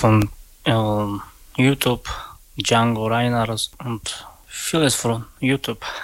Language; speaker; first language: German; non-native, learner; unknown